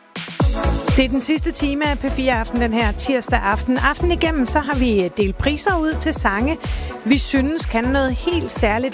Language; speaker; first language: Danish; native; Danish